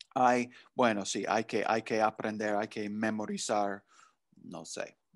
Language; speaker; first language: Spanish; non-native, fluent; English